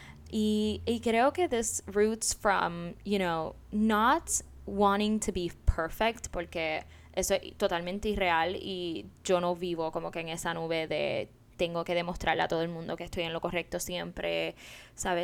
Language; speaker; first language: Spanish; early bilingual, heritage; Spanish